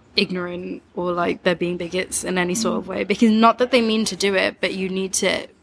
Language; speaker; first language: English; early bilingual, other home language; Hindi